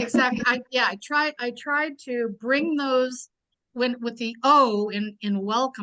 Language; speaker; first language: English; native; English